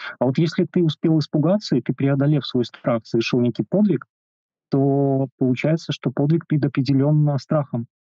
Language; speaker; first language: Russian; native; Russian